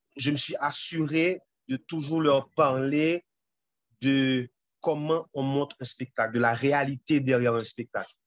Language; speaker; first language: French; non-native, local second language; Haitian Creole